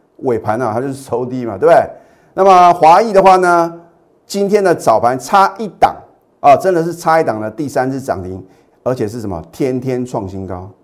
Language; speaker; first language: Chinese; native; Chinese